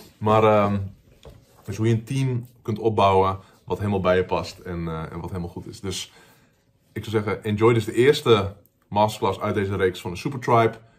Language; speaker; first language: Dutch; native; Dutch